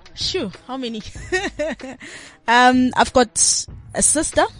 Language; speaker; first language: English; non-native, local second language; Zulu